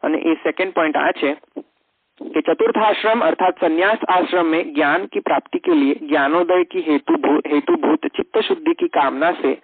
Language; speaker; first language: Hindi; non-native, local second language; Gujarati